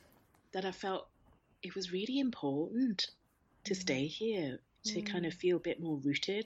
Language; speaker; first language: English; native; English